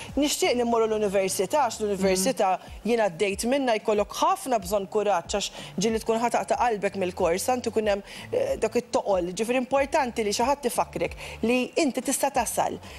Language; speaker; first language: Maltese; native; Maltese